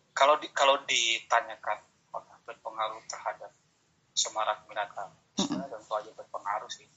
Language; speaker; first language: Indonesian; native; Indonesian